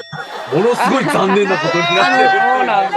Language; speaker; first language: Japanese; native; Japanese